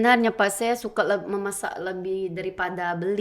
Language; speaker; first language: Indonesian; non-native, learner; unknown